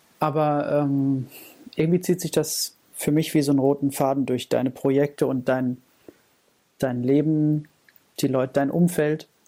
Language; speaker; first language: German; native; German